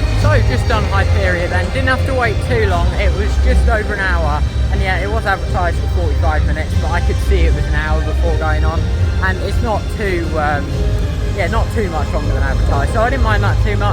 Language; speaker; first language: English; native; English